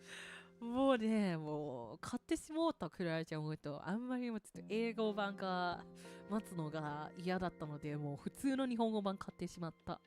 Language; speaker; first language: Japanese; native; Japanese